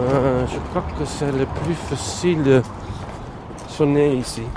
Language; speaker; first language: French; non-native, fluent; Dutch